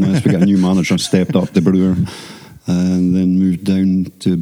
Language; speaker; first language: English; native; English